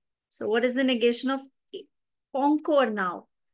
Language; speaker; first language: English; non-native, local second language; Hindi